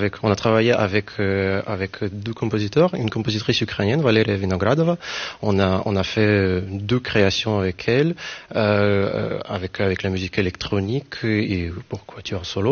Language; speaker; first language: French; non-native, fluent; Ukrainian